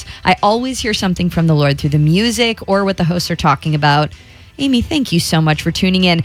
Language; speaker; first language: English; native; English